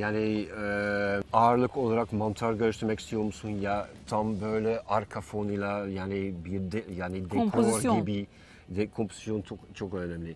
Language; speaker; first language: Turkish; non-native, fluent; Dutch